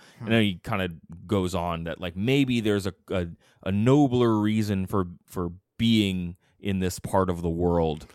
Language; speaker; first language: English; native; English